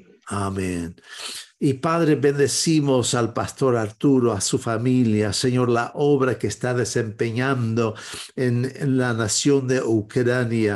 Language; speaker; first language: Spanish; non-native, fluent; English